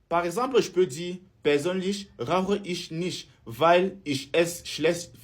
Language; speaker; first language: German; non-native, fluent; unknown